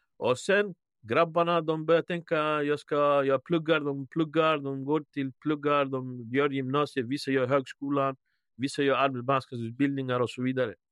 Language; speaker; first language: Swedish; early bilingual, other home language; Spanish